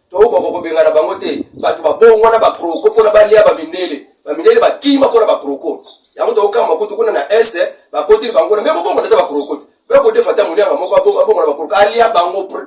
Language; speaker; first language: Lingala; non-native, local second language; Kongo